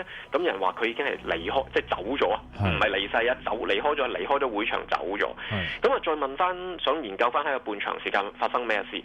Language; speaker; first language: Cantonese; native; Cantonese